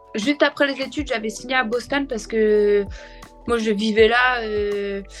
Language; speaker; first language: French; native; French